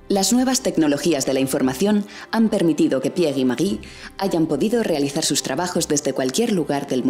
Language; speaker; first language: Spanish; native; Spanish